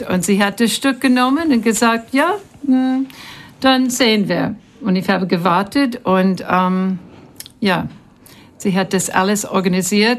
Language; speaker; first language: German; non-native, learner; English